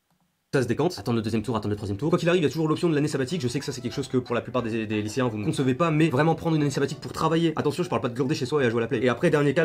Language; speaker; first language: French; native; French